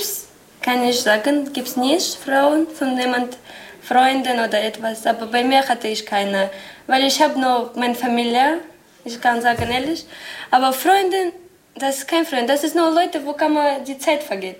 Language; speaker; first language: German; non-native, learner; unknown